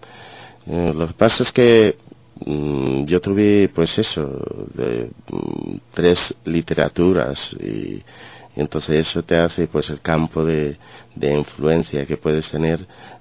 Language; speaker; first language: Spanish; non-native, fluent; Arabic